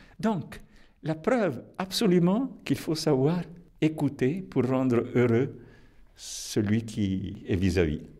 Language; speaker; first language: French; non-native, local second language; Italian